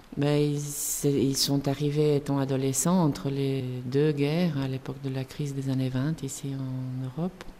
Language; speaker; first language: French; non-native, fluent; Spanish